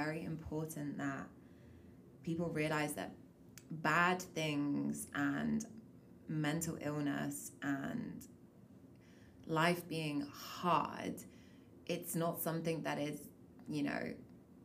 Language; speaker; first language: English; native; English